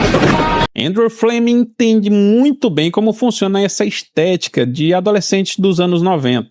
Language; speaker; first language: Portuguese; native; Portuguese